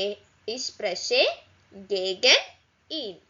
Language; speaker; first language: German; non-native, learner; Malayalam